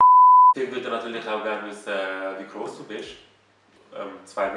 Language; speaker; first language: German; native; German